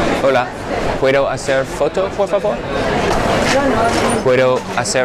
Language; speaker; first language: Spanish; non-native, fluent; English